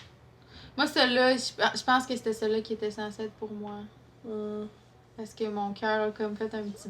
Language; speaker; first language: French; native; French